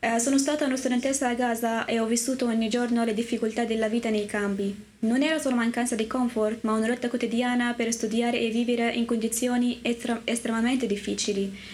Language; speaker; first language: Italian; non-native, learner; Arabic